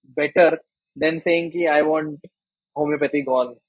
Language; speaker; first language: English; non-native, local second language; Hindi